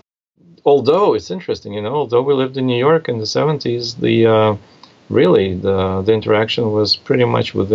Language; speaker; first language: English; non-native, fluent; Russian